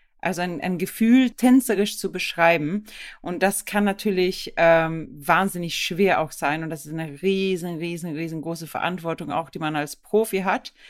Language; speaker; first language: German; non-native, fluent; Swedish